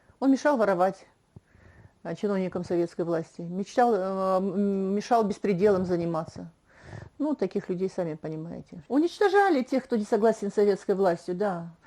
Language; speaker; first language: Russian; non-native, local second language; Chuvash